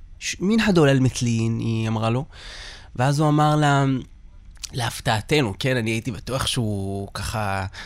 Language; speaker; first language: Hebrew; non-native, local second language; Arabic